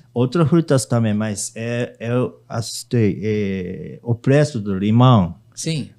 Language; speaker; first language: Portuguese; non-native, learner; Japanese